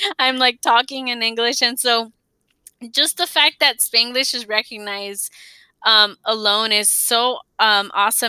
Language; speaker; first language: English; early bilingual, other home language; Spanish